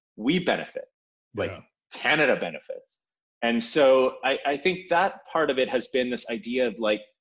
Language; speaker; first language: English; early bilingual, other home language; Polish